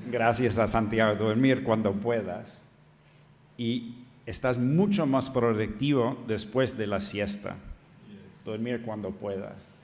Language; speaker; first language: Spanish; non-native, fluent; English